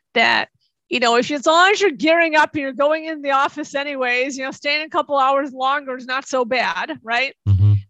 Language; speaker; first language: English; native; English